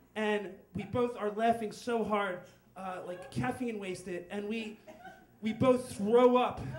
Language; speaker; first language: English; native; English